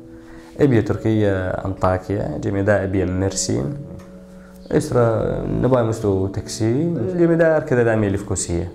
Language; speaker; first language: Greek; non-native, learner; Arabic